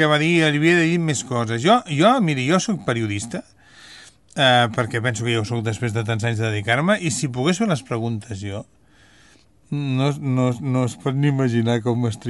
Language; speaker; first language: Catalan; native; Catalan